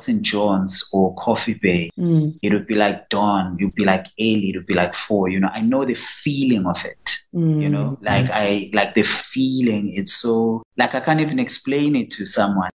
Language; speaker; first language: English; non-native, local second language; Xhosa